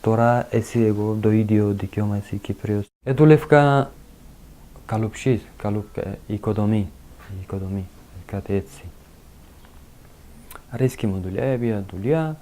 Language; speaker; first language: Greek; non-native, learner; Uzbek